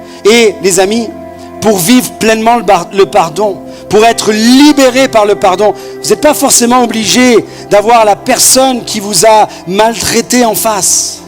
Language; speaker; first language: French; native; French